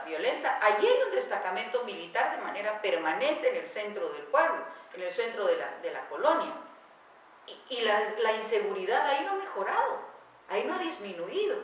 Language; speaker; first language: Spanish; native; Spanish